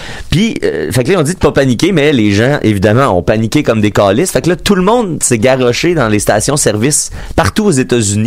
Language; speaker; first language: French; native; French